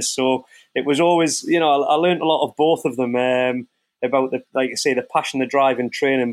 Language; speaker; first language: English; native; English